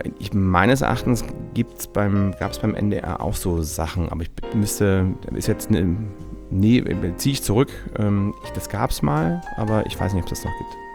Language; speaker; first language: German; native; German